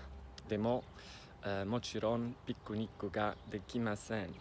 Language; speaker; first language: Japanese; non-native, learner; Italian